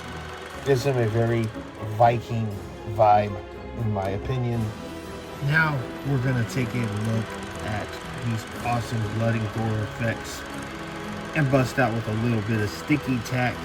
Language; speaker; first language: English; native; English